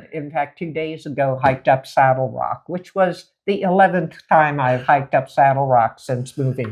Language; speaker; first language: English; native; English